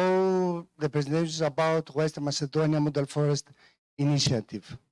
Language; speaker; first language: English; non-native, fluent; Greek